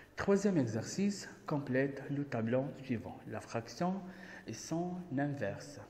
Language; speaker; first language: French; non-native, local second language; Arabic